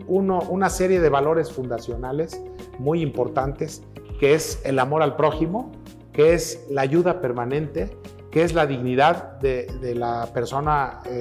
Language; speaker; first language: Spanish; native; Spanish